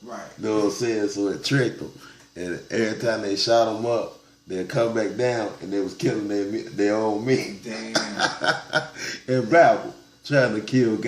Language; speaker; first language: English; native; English